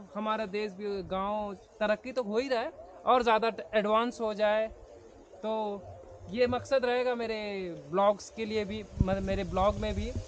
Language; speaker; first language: Hindi; native; Hindi